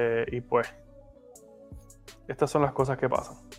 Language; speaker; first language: Spanish; native; Spanish